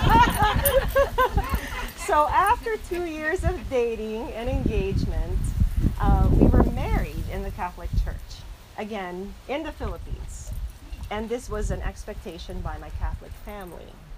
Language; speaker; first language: English; non-native, local second language; Filipino